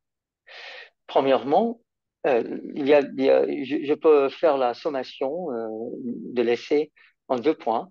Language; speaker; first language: French; non-native, fluent; English